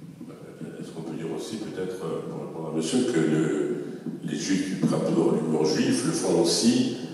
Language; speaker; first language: French; native; French